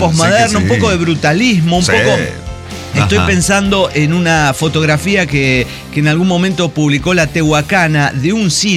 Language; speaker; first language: Spanish; native; Spanish